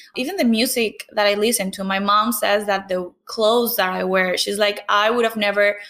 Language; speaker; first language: English; non-native, fluent; Spanish